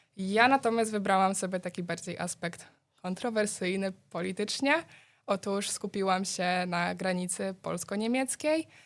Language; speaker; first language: Polish; native; Polish